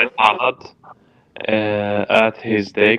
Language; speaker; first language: English; non-native, learner; Arabic